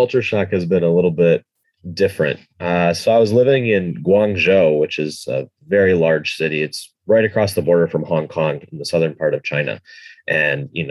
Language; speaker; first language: English; native; English